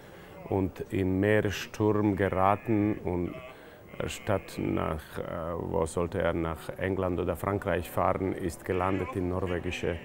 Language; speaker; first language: German; non-native, fluent; Latvian